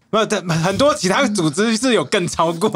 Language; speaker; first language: Chinese; native; Chinese